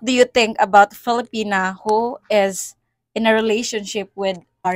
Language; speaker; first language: English; non-native, local second language; Cebuano